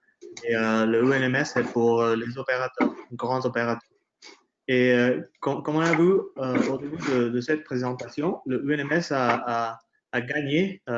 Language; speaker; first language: French; non-native, fluent; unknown